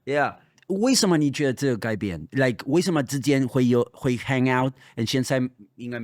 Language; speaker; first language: Chinese; non-native, fluent; Spanish